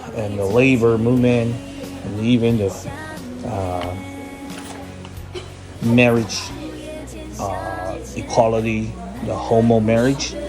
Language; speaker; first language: English; non-native, fluent; Chinese